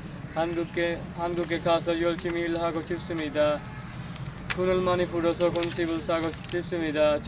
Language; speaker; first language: Korean; non-native, learner; Punjabi